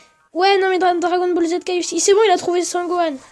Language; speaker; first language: French; native; French